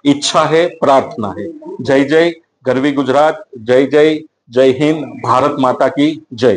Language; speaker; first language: Hindi; non-native, local second language; Gujarati